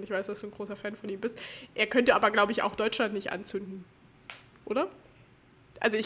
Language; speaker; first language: German; native; German